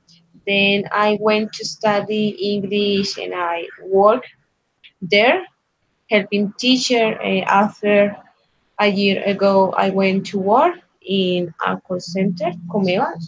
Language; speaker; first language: English; non-native, learner; Spanish